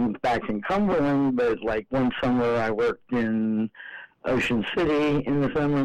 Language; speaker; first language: English; native; English